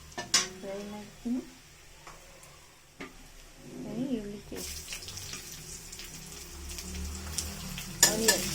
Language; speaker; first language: Kannada; non-native, local second language; Bangla